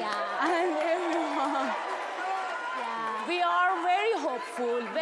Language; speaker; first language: English; non-native, learner; Persian